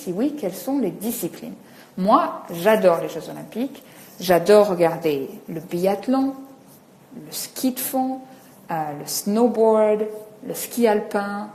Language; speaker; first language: French; native; French